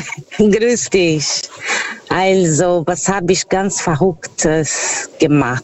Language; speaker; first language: German; non-native, fluent; Portuguese